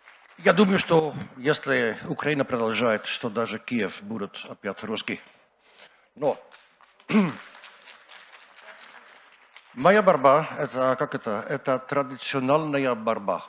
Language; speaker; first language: Russian; non-native, learner; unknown